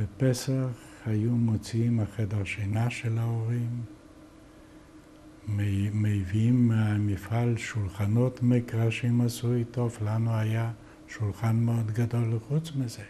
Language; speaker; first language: Hebrew; non-native, fluent; Yiddish